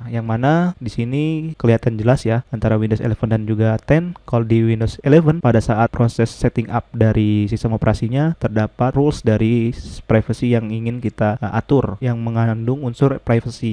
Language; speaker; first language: Indonesian; native; Indonesian